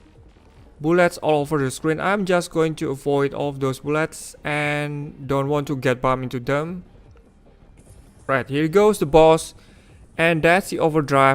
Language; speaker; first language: English; non-native, fluent; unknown